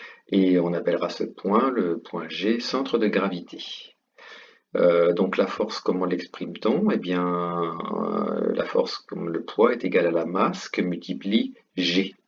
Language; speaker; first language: French; native; French